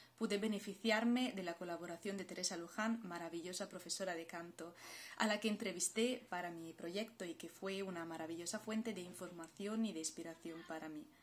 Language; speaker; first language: Spanish; non-native, fluent; Italian